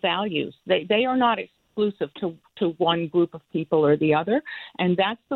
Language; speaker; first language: English; non-native, fluent; Spanish